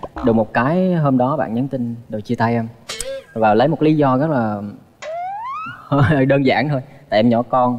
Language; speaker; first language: Vietnamese; native; Vietnamese